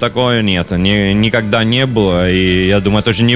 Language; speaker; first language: Russian; non-native, learner; Italian